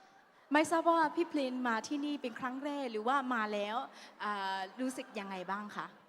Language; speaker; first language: Thai; non-native, fluent; Burmese